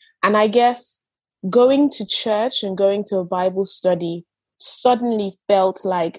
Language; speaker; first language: English; non-native, local second language; Yoruba